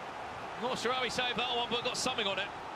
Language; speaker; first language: English; native; English